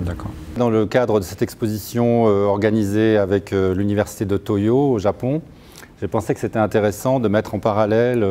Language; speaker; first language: French; native; French